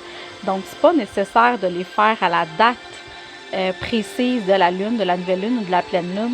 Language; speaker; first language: French; native; French